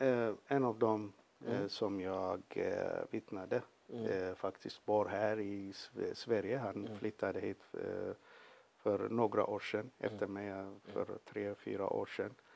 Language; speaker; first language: Swedish; non-native, fluent; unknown